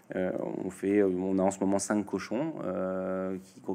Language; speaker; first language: French; native; French